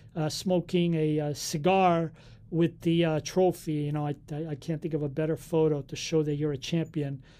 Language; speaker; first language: English; early bilingual, other home language; Portuguese